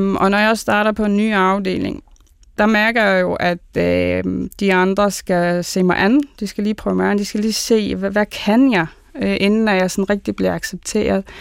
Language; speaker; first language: Danish; early bilingual, other home language; Arabic